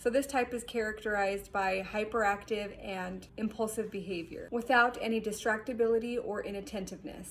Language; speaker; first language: English; native; English